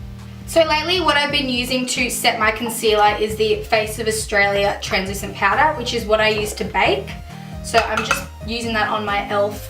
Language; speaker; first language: English; native; English